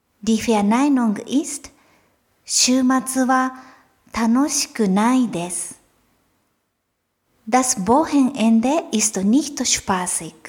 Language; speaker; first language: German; non-native, fluent; Japanese